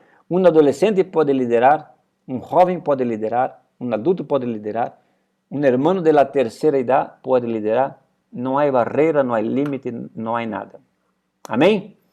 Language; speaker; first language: Spanish; non-native, fluent; Portuguese